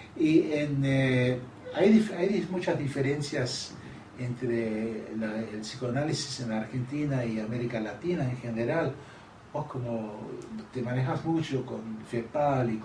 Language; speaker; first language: Spanish; non-native, fluent; English